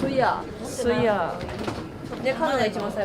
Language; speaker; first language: Japanese; native; Japanese